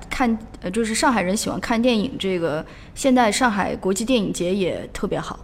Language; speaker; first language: Chinese; native; Chinese